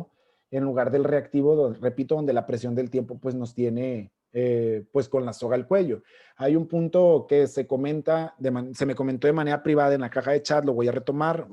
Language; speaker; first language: Spanish; native; Spanish